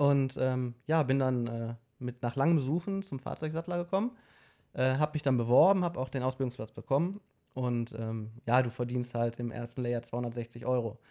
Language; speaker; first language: German; native; German